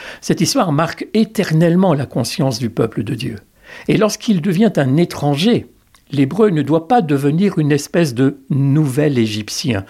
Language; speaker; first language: French; native; French